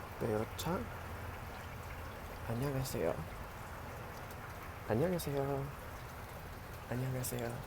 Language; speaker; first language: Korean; non-native, learner; English